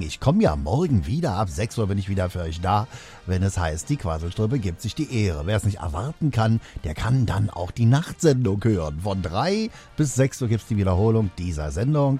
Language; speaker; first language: German; native; German